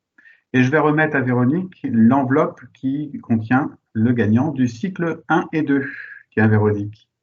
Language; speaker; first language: French; native; French